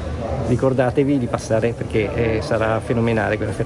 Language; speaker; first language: Italian; native; Italian